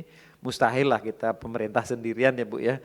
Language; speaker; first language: Indonesian; native; Indonesian